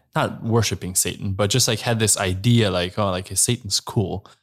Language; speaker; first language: English; non-native, fluent; Slovenian